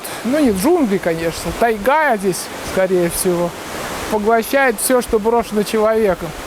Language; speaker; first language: Russian; native; Russian